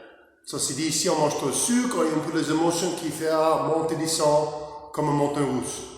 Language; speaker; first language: French; non-native, learner; English